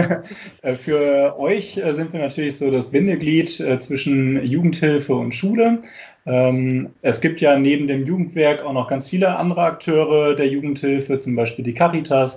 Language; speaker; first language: German; native; German